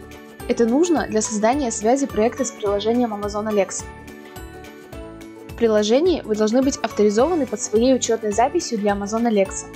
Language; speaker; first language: Russian; native; Russian